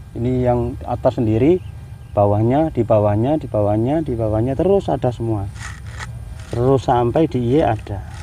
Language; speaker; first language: Indonesian; non-native, local second language; Javanese